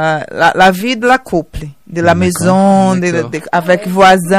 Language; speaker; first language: French; non-native, learner; Portuguese